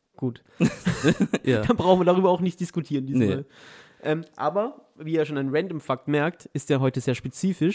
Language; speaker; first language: German; native; German